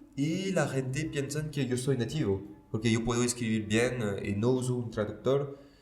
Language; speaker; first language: Spanish; non-native, fluent; French